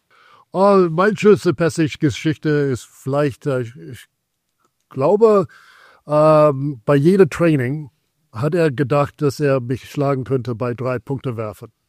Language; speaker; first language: German; non-native, fluent; English